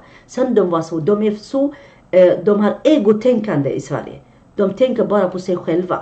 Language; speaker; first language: Swedish; non-native, fluent; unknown